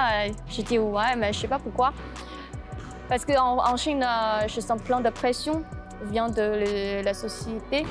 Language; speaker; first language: French; non-native, learner; Chinese